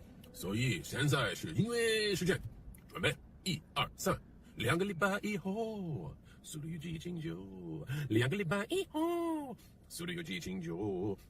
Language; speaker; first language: Chinese; non-native, learner; English